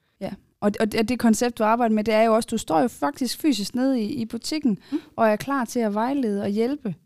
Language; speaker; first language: Danish; native; Danish